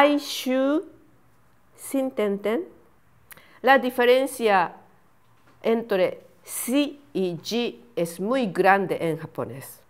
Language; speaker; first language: Spanish; non-native, fluent; Japanese